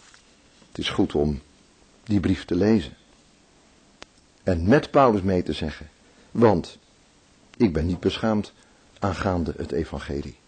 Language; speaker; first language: Dutch; native; Dutch